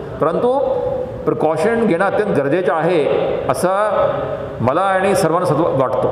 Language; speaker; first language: Marathi; non-native, local second language; Punjabi